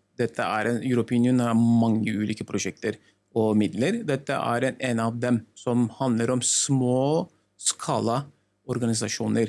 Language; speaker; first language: Norwegian; non-native, learner; Turkish